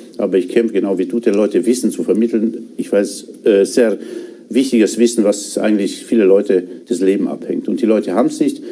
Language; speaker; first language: German; non-native, fluent; Romanian